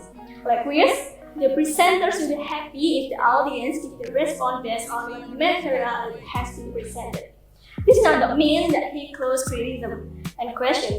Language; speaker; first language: English; non-native, learner; Indonesian